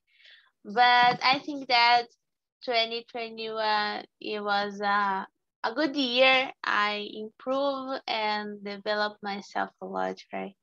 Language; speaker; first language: English; non-native, learner; Portuguese